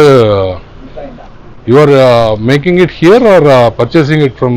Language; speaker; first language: English; non-native, learner; Tamil